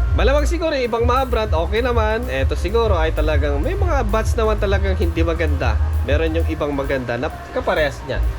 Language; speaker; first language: Filipino; non-native, local second language; Iloko